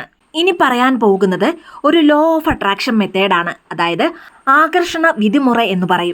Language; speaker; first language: Malayalam; native; Malayalam